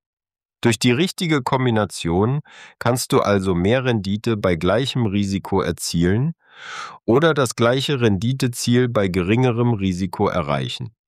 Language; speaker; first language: German; native; German